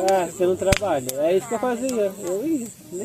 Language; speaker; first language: Portuguese; native; Portuguese